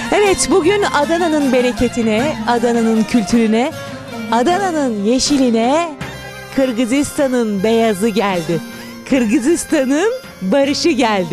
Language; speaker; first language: Turkish; native; Turkish